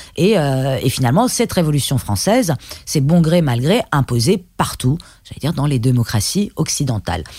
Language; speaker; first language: French; early bilingual, other home language; Persian